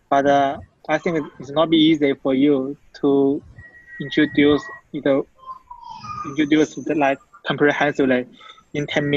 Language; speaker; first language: English; non-native, fluent; Chinese